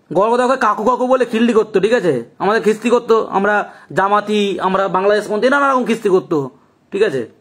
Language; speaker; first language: Bangla; native; Bangla